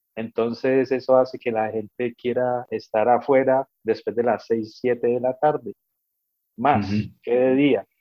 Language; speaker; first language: Spanish; native; Spanish